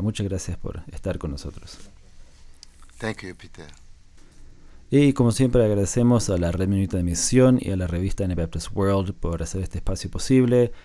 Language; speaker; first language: Spanish; non-native, fluent; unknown